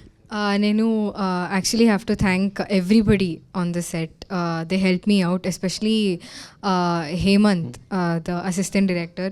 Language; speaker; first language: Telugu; non-native, learner; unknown